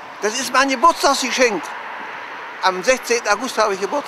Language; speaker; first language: German; native; German